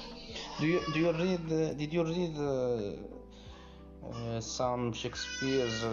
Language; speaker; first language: English; non-native, learner; Arabic